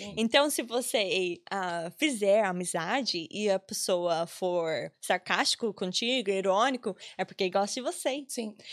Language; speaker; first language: Portuguese; non-native, fluent; English